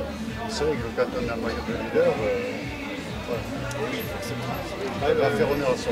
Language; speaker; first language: French; native; French